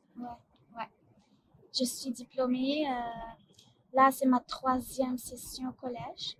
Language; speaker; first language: French; non-native, fluent; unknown